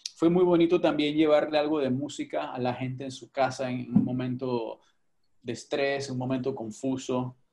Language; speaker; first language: Spanish; native; Spanish